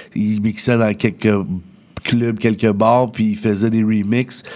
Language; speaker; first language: French; native; French